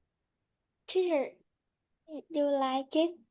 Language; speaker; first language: English; non-native, learner; Vietnamese